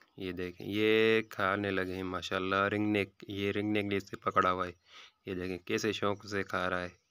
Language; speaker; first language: Urdu; non-native, local second language; Sindhi